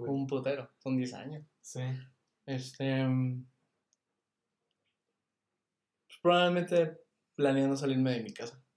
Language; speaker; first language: Spanish; native; Spanish